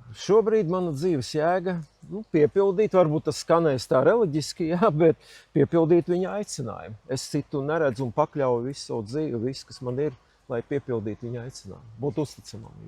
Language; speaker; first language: Latvian; native; Latvian